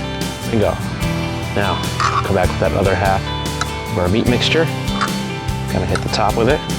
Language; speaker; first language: English; native; English